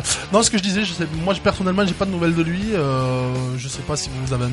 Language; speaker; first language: French; native; French